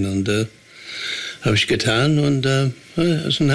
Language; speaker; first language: German; non-native, fluent; English